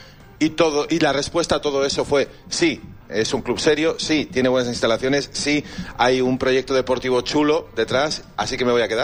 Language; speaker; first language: Spanish; native; Spanish